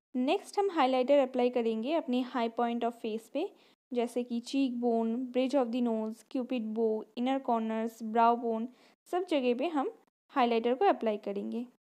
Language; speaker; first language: Hindi; non-native, local second language; Bangla